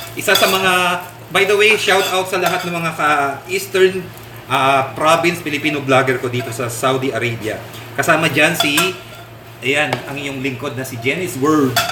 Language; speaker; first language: Filipino; non-native, local second language; Pampanga